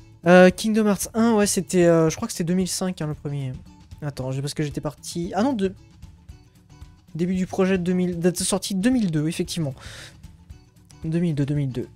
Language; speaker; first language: French; native; French